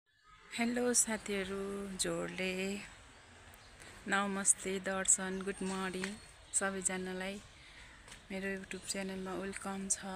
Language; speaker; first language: Nepali; native; Nepali